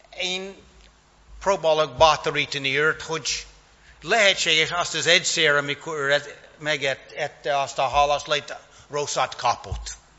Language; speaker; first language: Hungarian; non-native, fluent; English